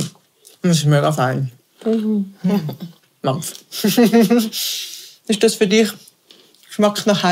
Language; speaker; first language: German; native; German